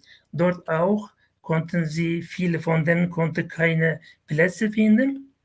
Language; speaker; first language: German; non-native, fluent; Kurdish